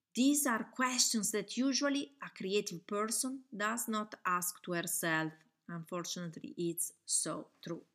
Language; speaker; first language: English; non-native, fluent; Italian